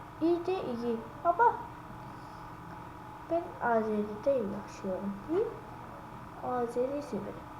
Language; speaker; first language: Turkish; non-native, learner; Azerbaijani